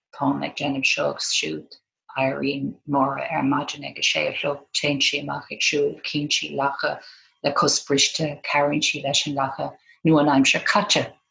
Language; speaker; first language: Irish; non-native, local second language; English